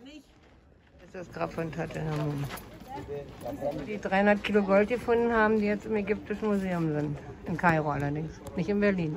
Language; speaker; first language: German; native; German